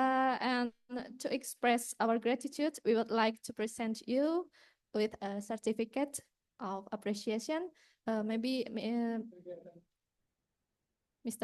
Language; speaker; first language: English; non-native, fluent; Indonesian